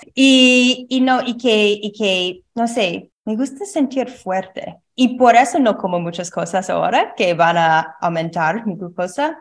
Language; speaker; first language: Spanish; non-native, learner; English